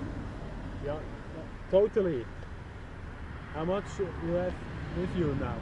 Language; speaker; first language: English; non-native, fluent; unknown